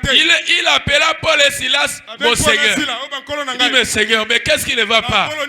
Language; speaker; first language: French; non-native, local second language; Lingala